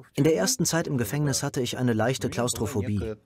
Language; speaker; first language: German; non-native, fluent; Russian